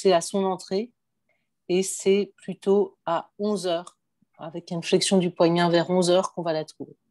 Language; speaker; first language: French; native; French